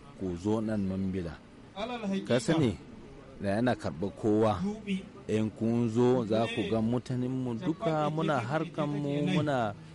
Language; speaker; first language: Hausa; non-native, local second language; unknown